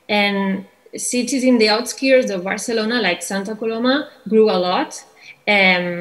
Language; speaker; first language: English; non-native, fluent; Catalan